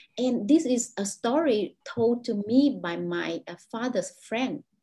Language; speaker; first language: English; non-native, fluent; Vietnamese